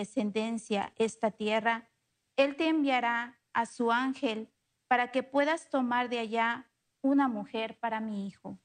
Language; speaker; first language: Spanish; native; Spanish